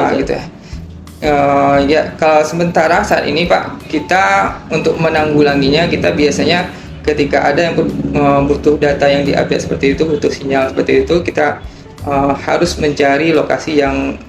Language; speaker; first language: Indonesian; native; Indonesian